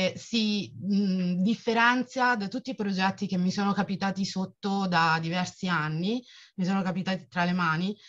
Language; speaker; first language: Italian; native; Italian